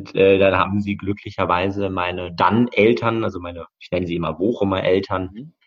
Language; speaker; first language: German; native; German